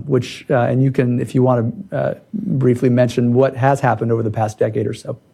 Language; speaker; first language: English; native; English